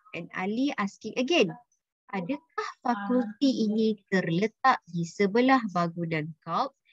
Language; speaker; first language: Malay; native; Malay